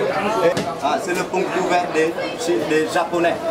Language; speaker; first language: French; non-native, fluent; Vietnamese